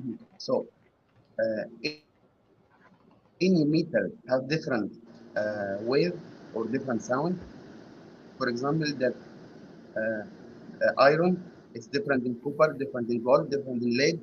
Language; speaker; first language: English; non-native, learner; Arabic